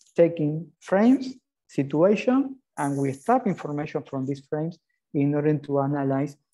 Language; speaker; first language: English; non-native, fluent; Spanish